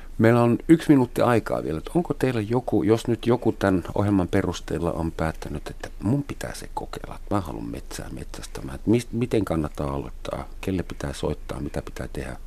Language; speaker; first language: Finnish; non-native, fluent; German